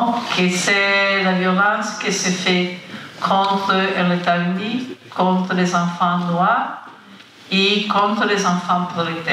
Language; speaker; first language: French; non-native, fluent; Italian